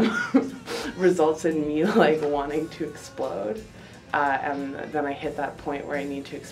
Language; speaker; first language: English; native; English